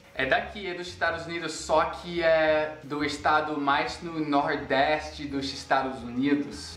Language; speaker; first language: Portuguese; non-native, fluent; English